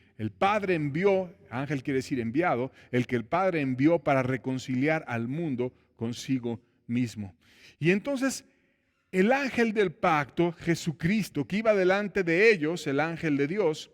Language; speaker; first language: Spanish; native; Spanish